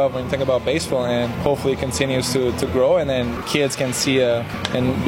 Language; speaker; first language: English; non-native, fluent; Spanish